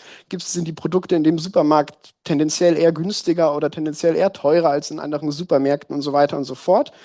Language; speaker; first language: German; native; German